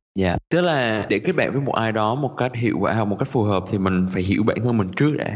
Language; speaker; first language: Vietnamese; native; Vietnamese